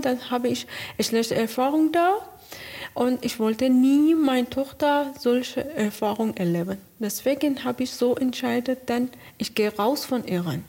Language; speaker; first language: German; non-native, learner; Persian